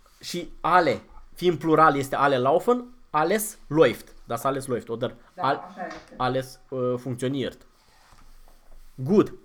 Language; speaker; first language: German; non-native, fluent; Romanian